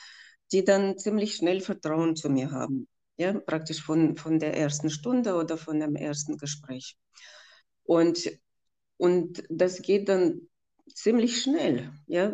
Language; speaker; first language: German; non-native, fluent; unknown